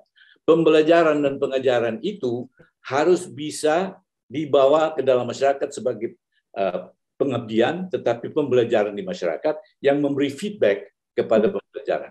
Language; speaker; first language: Malay; native; Malay